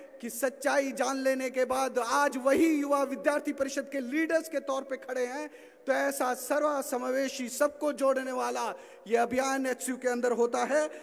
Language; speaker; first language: Hindi; native; Hindi